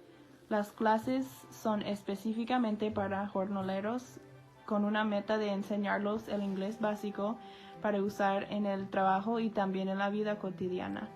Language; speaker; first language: Spanish; non-native, fluent; English